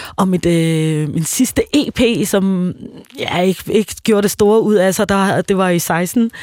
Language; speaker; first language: Danish; non-native, fluent; Swahili